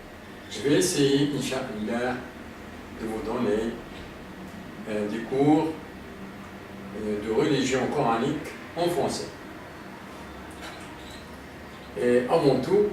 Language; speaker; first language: French; non-native, local second language; Arabic